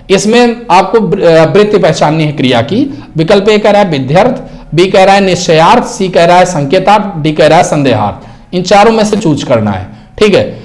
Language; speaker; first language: Hindi; native; Hindi